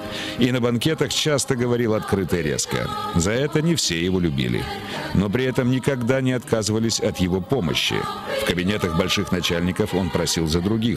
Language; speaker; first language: Russian; native; Russian